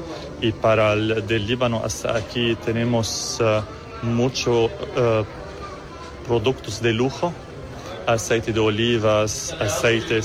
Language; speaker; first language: Spanish; non-native, learner; Arabic